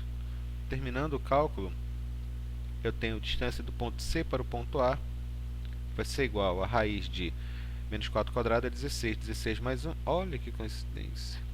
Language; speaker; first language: Portuguese; native; Portuguese